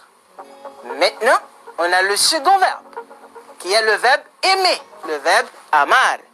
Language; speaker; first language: French; non-native, fluent; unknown